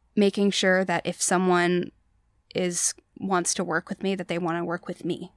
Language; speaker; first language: English; native; English